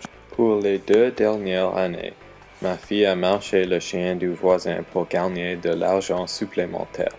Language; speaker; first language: French; non-native, learner; English